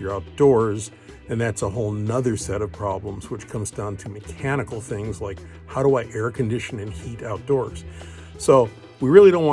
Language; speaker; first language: English; native; English